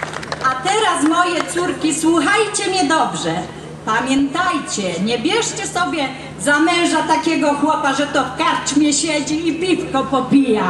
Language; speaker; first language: Polish; native; Polish